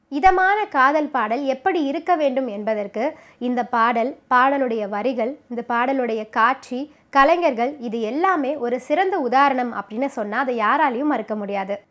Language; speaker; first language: Tamil; native; Tamil